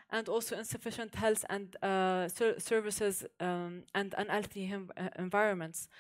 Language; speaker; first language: English; non-native, fluent; Arabic